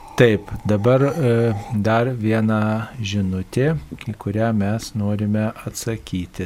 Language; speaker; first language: Lithuanian; native; Lithuanian